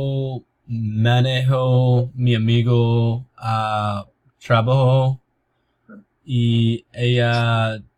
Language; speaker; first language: Spanish; non-native, learner; English